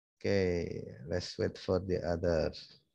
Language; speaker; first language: English; non-native, fluent; Indonesian